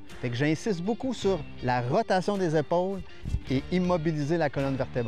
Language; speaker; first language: French; native; French